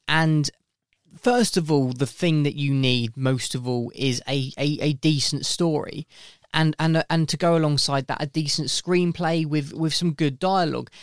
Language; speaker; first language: English; native; English